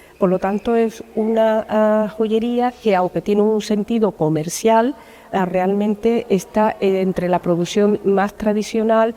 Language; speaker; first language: Spanish; native; Spanish